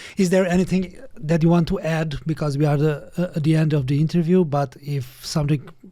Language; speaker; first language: English; non-native, fluent; Romanian